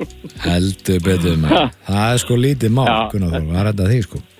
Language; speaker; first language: Icelandic; native; Icelandic